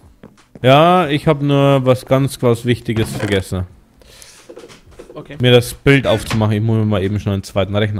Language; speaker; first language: German; native; German